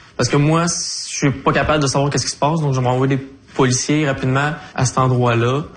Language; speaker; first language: French; native; French